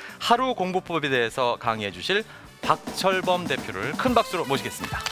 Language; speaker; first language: Korean; native; Korean